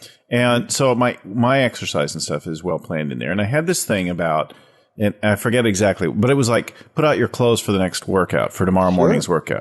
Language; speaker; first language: English; native; English